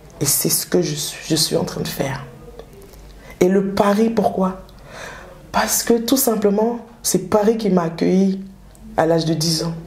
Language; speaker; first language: French; early bilingual, other home language; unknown